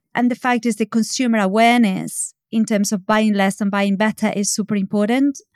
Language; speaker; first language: English; non-native, fluent; Spanish